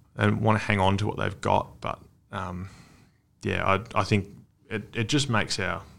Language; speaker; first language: English; native; English